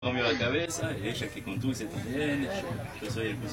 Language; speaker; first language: Spanish; non-native, learner; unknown